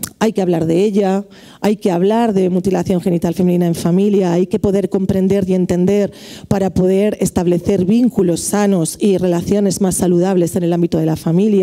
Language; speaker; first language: Spanish; native; Spanish